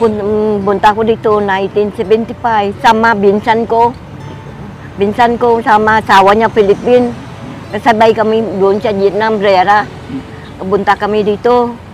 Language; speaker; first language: Filipino; non-native, learner; Vietnamese